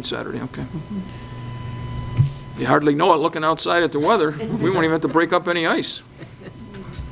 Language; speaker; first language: English; native; English